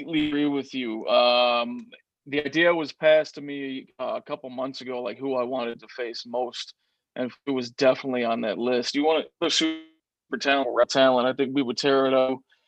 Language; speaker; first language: English; native; English